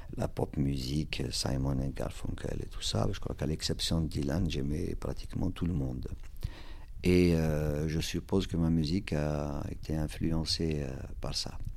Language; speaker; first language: French; non-native, local second language; Kabyle